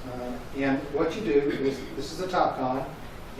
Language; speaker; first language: English; native; English